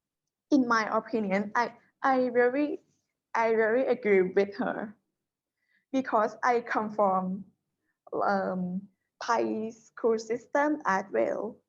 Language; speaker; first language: English; non-native, learner; Thai